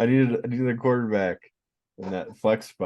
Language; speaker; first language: English; native; English